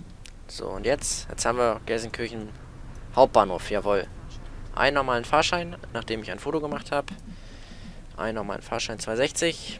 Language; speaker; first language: German; native; German